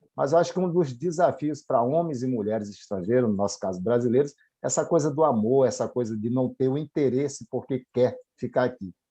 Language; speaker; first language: Portuguese; native; Portuguese